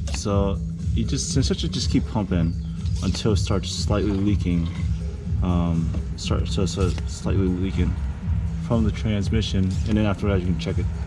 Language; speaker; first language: English; native; English